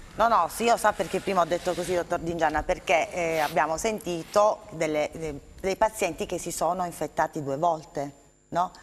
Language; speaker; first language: Italian; native; Italian